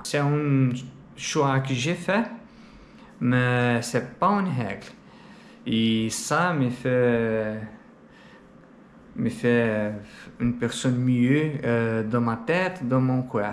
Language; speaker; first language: French; non-native, learner; Portuguese